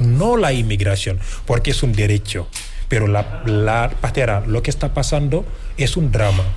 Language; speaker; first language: Spanish; non-native, fluent; Wolof